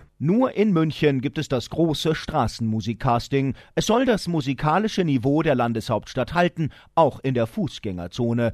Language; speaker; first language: German; native; German